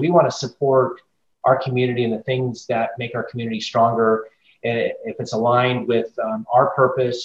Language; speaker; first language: English; native; English